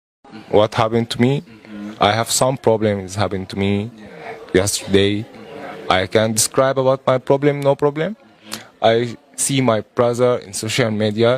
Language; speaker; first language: English; non-native, learner; Arabic